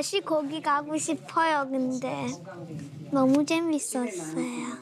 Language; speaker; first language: Korean; early bilingual, other home language; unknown